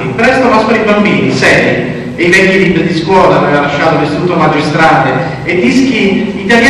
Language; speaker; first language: Italian; native; Italian